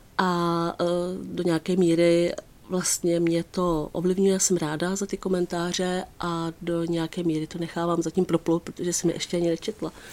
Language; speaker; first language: Czech; native; Czech